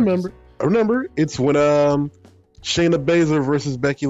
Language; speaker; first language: English; native; English